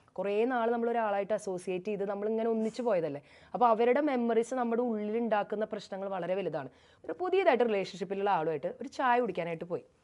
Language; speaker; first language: Malayalam; native; Malayalam